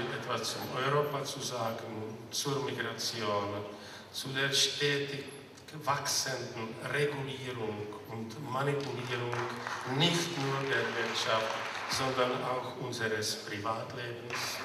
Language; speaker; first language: German; non-native, fluent; Czech